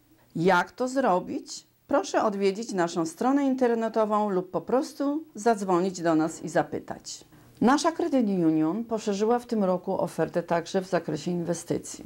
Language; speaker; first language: Polish; native; Polish